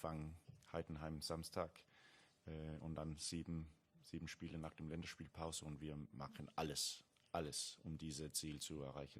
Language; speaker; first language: German; non-native, learner; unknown